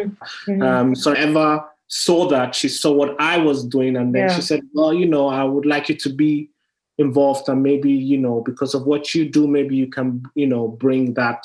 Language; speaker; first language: English; non-native, local second language; Yoruba